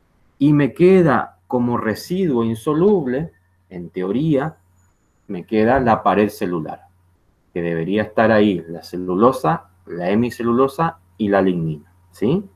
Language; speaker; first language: Spanish; native; Spanish